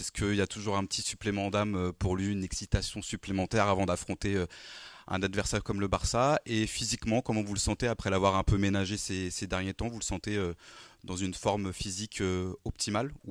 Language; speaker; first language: French; native; French